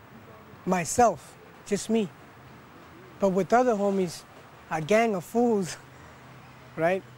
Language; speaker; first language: English; early bilingual, other home language; Spanish